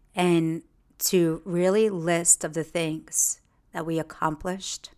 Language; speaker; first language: English; early bilingual, other home language; Russian